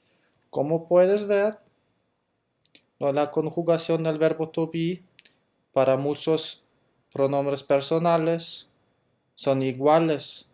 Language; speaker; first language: Spanish; non-native, fluent; German